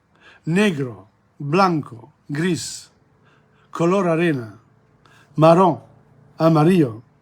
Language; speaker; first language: Spanish; non-native, learner; English